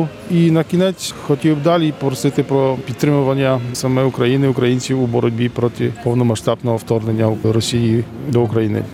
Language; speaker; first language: Polish; non-native, local second language; Ukrainian